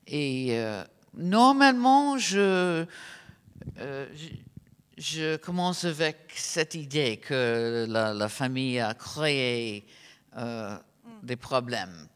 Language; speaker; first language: French; non-native, fluent; English